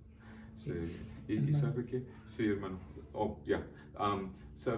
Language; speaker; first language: Spanish; early bilingual, heritage; Spanish